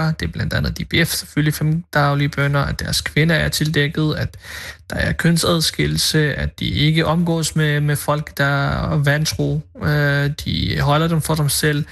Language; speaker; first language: Danish; early bilingual, other home language; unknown